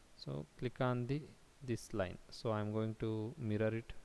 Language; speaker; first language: English; non-native, local second language; Kannada